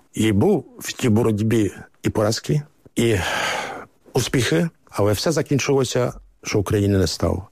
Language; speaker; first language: Ukrainian; early bilingual, heritage; Ukrainian